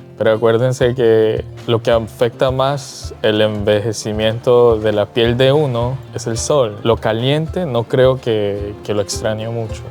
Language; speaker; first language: Spanish; early bilingual, other home language; Korean